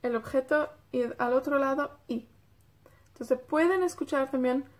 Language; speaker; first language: Spanish; non-native, fluent; Welsh